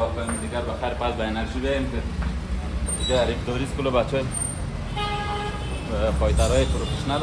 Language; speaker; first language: Persian; native; Persian